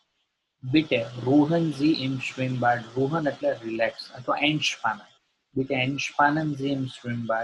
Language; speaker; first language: German; non-native, learner; Gujarati